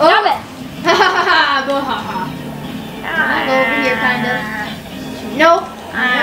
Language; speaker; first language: English; native; English